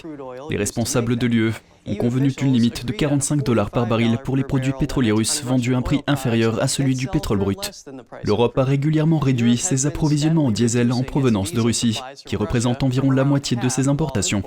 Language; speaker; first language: French; native; French